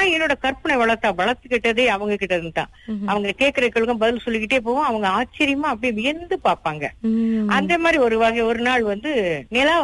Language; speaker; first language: Tamil; early bilingual, heritage; Tamil